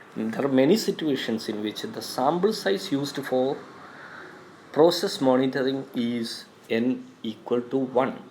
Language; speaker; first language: English; non-native, local second language; Malayalam